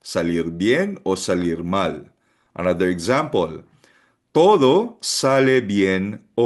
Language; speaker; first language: Spanish; non-native, fluent; Filipino